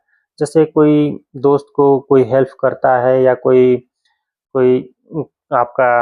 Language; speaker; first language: Hindi; native; Hindi